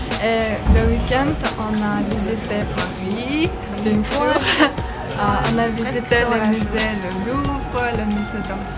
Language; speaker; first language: French; non-native, learner; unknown